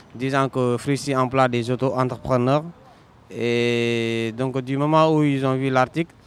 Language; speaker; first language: French; non-native, local second language; Wolof